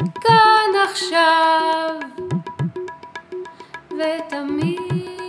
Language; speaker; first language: Hebrew; native; Hebrew